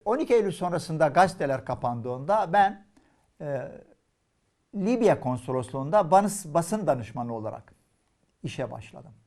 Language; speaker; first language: Turkish; non-native, fluent; Arabic